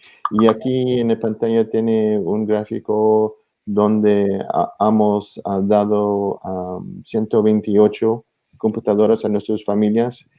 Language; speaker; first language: Spanish; early bilingual, heritage; English